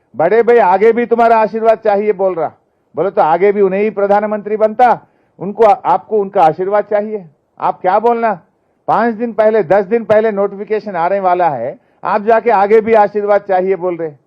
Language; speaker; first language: Hindi; non-native, local second language; Telugu